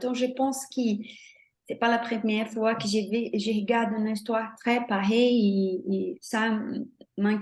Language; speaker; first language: French; non-native, fluent; Portuguese